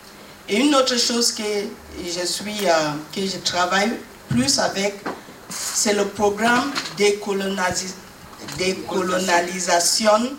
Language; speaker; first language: French; non-native, learner; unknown